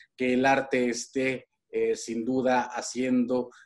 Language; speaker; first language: Spanish; native; Spanish